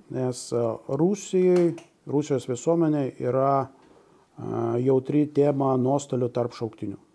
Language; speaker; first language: Lithuanian; non-native, local second language; Russian